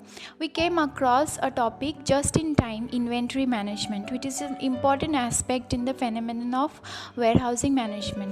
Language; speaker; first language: English; non-native, local second language; Bangla